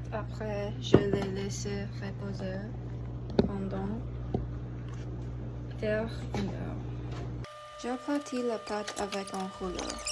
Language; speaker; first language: French; non-native, learner; English